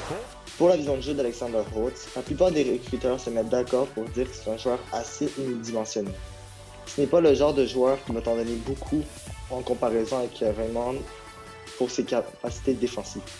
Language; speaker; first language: French; native; French